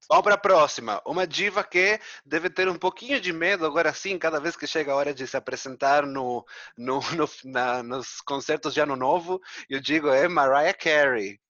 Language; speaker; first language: Portuguese; non-native, fluent; Spanish